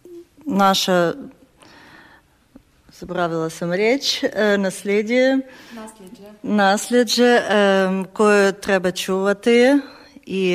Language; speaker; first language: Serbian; non-native, fluent; Ukrainian